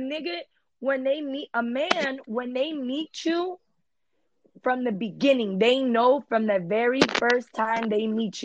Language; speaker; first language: English; early bilingual, other home language; Spanish